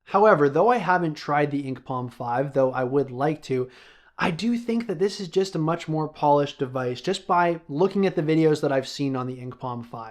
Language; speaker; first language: English; native; English